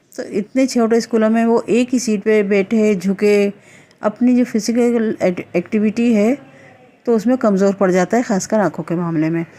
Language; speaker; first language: Urdu; native; Urdu